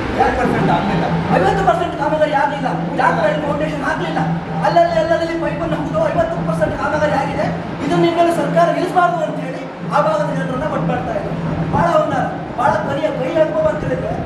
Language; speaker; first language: Kannada; native; Kannada